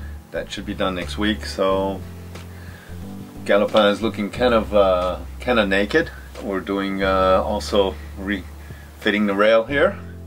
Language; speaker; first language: English; native; English